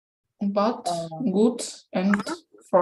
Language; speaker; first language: English; non-native, learner; Russian